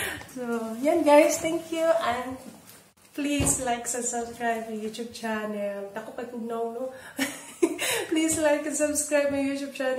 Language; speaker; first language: English; non-native, local second language; Cebuano